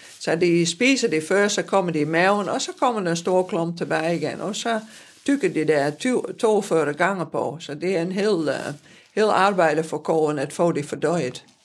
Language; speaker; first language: Danish; non-native, fluent; Dutch